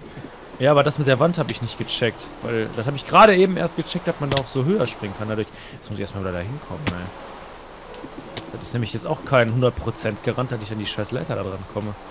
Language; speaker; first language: German; native; German